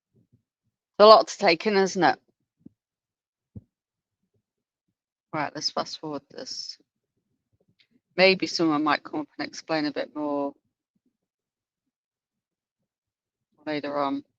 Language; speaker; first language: English; native; English